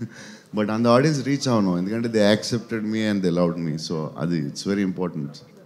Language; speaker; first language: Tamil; non-native, learner; Telugu